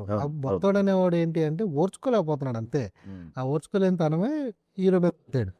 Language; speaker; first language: Telugu; native; Telugu